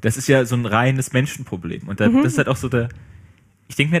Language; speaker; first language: German; native; German